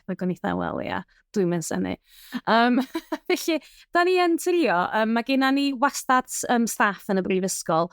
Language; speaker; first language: Welsh; native; Welsh